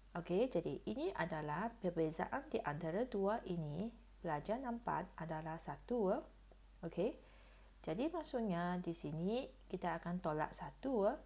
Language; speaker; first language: Malay; non-native, local second language; Chinese